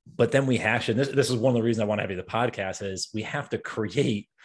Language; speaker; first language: English; native; English